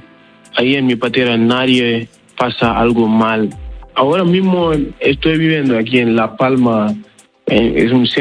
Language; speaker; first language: Spanish; non-native, learner; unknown